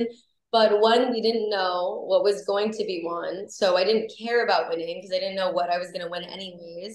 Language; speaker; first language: English; native; English